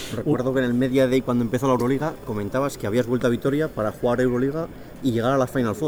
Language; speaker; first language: Spanish; native; Spanish